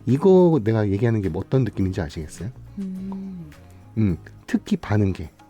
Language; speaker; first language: Korean; native; Korean